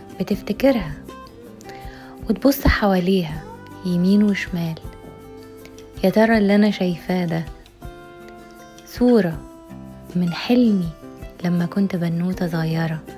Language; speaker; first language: Arabic; native; Arabic